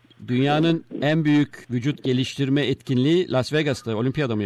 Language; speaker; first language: Turkish; native; Turkish